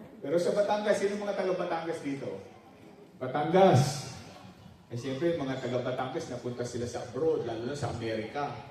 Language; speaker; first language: Filipino; non-native, local second language; Pampanga